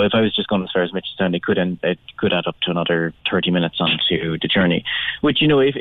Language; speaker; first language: English; native; English